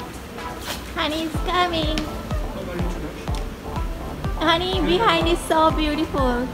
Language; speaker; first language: English; non-native, learner; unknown